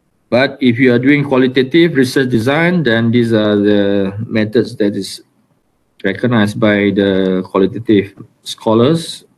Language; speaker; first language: English; non-native, local second language; Malay